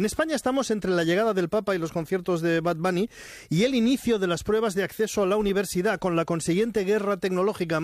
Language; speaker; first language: Spanish; native; Spanish